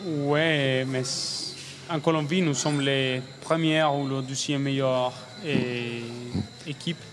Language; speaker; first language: French; non-native, learner; Spanish